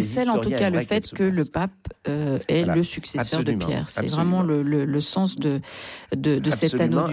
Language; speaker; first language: French; native; French